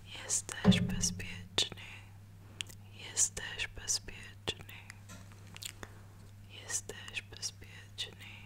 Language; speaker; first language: Polish; non-native, learner; Czech